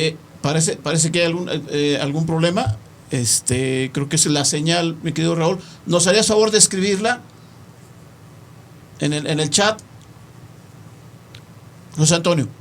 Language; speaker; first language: Spanish; native; Spanish